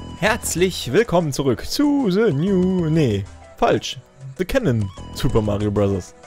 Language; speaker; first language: German; native; German